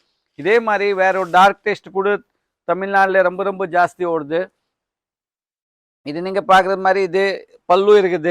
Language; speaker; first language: Tamil; non-native, fluent; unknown